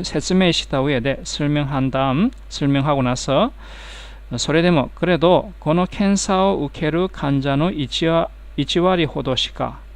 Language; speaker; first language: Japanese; non-native, fluent; Korean